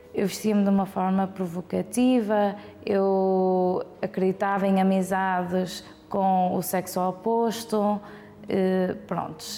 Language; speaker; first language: Portuguese; early bilingual, heritage; Portuguese